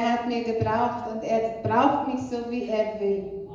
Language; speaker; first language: German; non-native, fluent; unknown